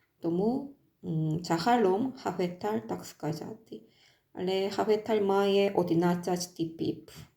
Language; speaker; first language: Ukrainian; non-native, learner; Korean